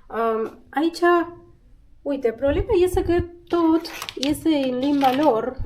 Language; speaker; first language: Romanian; non-native, learner; Spanish